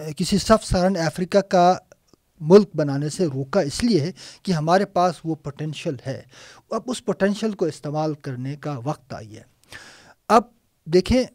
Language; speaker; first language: Urdu; non-native, local second language; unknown